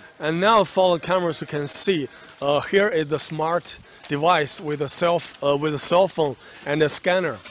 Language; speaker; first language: English; non-native, fluent; Chinese